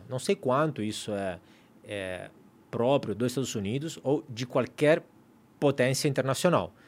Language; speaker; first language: Portuguese; non-native, fluent; Italian